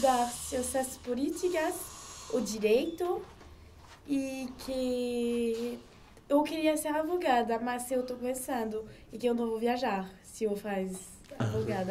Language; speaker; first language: Portuguese; non-native, learner; French